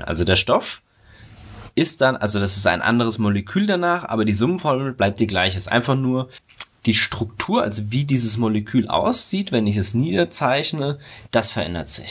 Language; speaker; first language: German; native; German